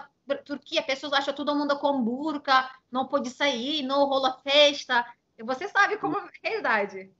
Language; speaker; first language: Portuguese; non-native, fluent; Turkish